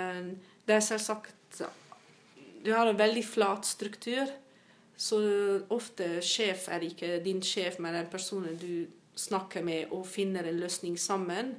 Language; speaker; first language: Norwegian; non-native, fluent; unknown